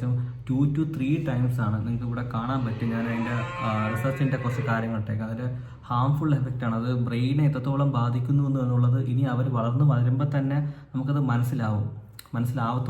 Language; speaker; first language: Malayalam; native; Malayalam